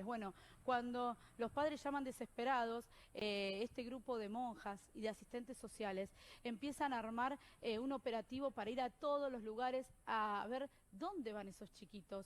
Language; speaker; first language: Spanish; native; Spanish